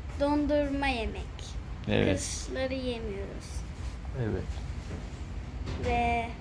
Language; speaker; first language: Turkish; early bilingual, heritage; Turkish